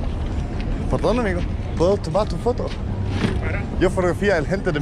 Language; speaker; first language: Spanish; non-native, learner; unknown